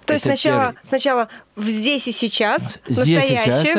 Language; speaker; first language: Russian; native; Russian